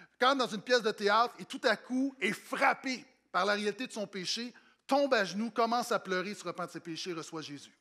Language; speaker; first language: French; native; French